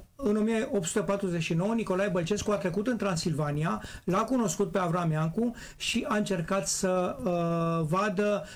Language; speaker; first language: Romanian; native; Romanian